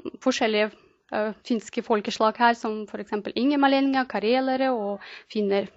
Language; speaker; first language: Norwegian; non-native, fluent; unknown